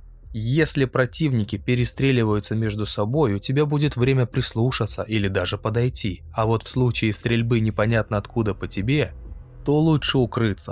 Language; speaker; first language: Russian; native; Russian